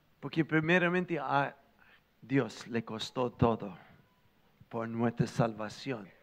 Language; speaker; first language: Spanish; non-native, fluent; English